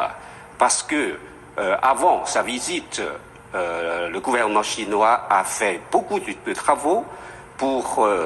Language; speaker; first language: French; non-native, fluent; Chinese